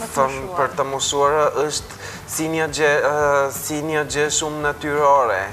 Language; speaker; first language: Albanian; non-native, fluent; Bulgarian